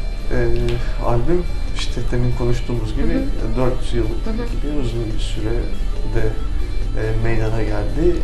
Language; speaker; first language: Turkish; non-native, local second language; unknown